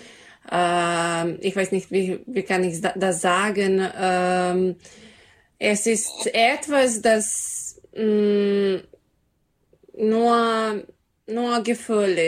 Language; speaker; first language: German; non-native, learner; Serbian